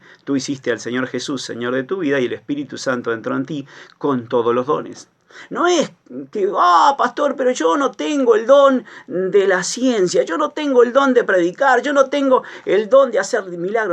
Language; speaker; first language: Spanish; native; Spanish